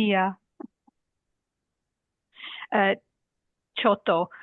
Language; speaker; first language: Japanese; non-native, learner; English